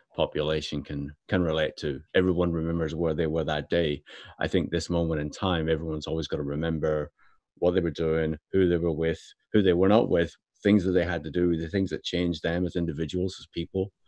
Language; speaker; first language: English; native; English